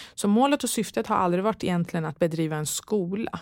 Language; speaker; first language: Swedish; early bilingual, other home language; Persian